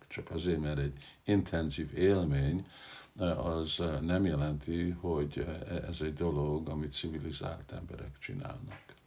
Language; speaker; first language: Hungarian; non-native, fluent; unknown